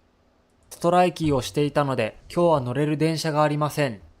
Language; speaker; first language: Japanese; non-native, learner; English